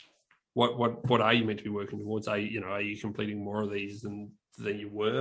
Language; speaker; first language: English; native; English